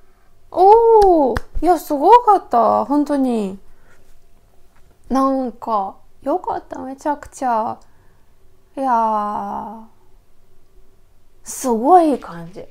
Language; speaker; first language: Japanese; non-native, learner; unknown